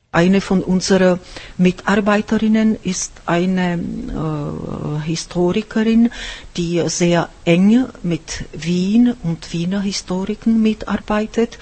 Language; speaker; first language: German; non-native, fluent; Czech